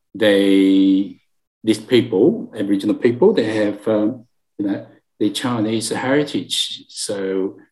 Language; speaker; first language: English; non-native, learner; Chinese